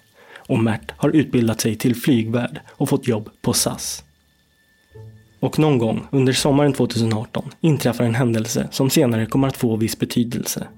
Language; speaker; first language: Swedish; native; Swedish